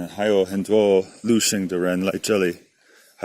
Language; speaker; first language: Chinese; non-native, learner; English